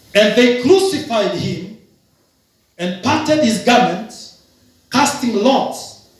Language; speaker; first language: English; non-native, local second language; Swahili